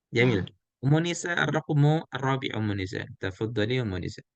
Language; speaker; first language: Arabic; non-native, fluent; Indonesian